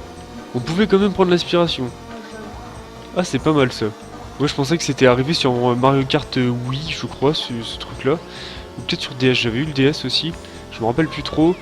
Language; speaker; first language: French; native; French